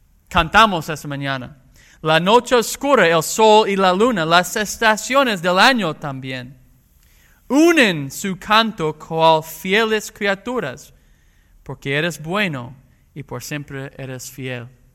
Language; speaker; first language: Spanish; non-native, fluent; English